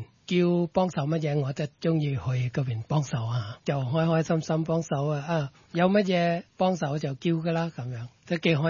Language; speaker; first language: Cantonese; non-native, fluent; Thai